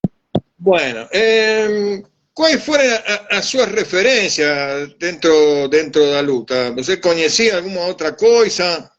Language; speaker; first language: Portuguese; non-native, learner; Spanish